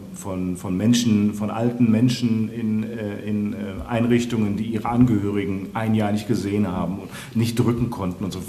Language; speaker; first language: German; native; German